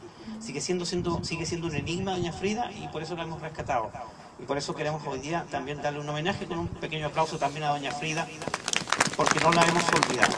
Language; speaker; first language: Spanish; native; Spanish